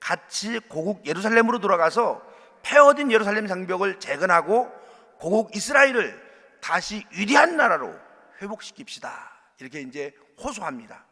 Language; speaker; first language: Korean; native; Korean